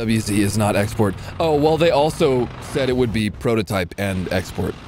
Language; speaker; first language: English; native; English